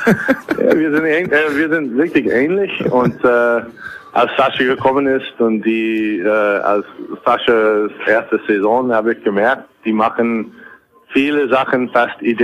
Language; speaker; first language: German; non-native, fluent; English